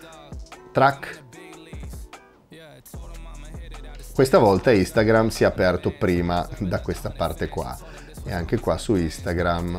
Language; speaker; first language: Italian; native; Italian